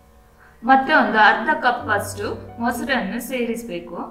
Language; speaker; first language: Kannada; native; Kannada